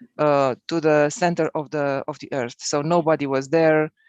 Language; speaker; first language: English; non-native, fluent; Romanian